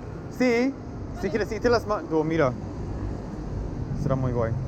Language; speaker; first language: Spanish; non-native, learner; English